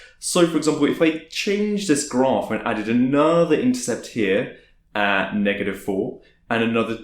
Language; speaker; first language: English; native; English